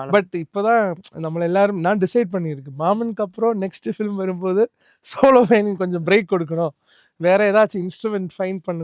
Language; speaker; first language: Tamil; non-native, learner; Malayalam